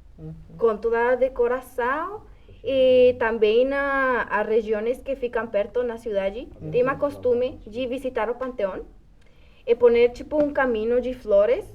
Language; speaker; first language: Portuguese; non-native, fluent; Spanish